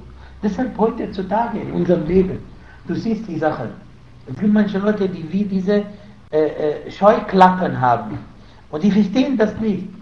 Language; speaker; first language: German; non-native, fluent; Arabic